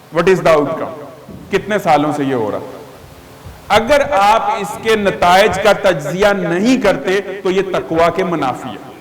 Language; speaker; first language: Urdu; native; Urdu